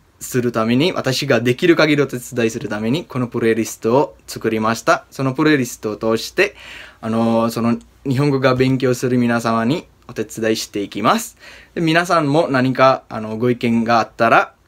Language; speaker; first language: Japanese; non-native, fluent; Sinhala